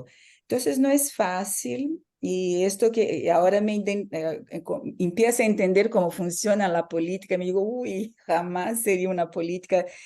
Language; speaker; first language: Spanish; non-native, fluent; Portuguese